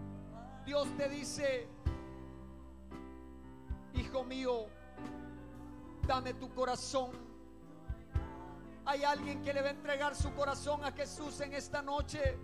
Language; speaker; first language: Spanish; native; Spanish